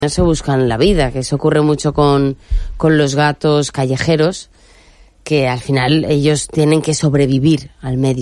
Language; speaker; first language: Spanish; native; Spanish